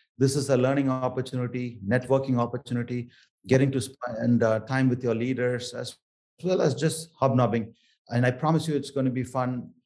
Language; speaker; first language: English; non-native, local second language; Tamil